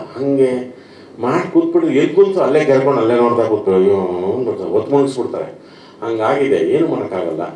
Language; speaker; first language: Kannada; native; Kannada